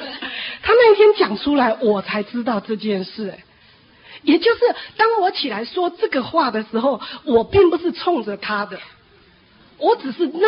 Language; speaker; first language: Chinese; native; Chinese